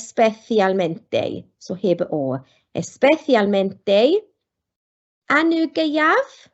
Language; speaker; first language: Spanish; non-native, fluent; Welsh